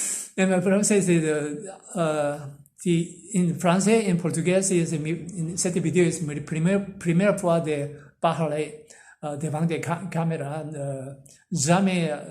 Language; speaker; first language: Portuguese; non-native, learner; Korean